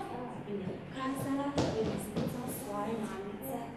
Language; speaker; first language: Slovenian; native; Slovenian